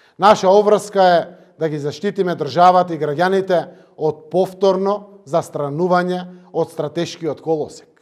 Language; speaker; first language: Macedonian; native; Macedonian